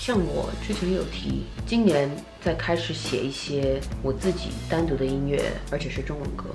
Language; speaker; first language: Chinese; early bilingual, heritage; Chinese